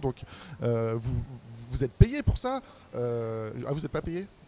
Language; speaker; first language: French; native; French